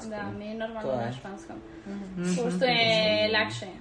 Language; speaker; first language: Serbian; early bilingual, heritage; Spanish